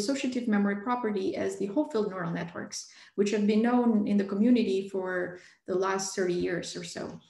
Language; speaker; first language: English; non-native, fluent; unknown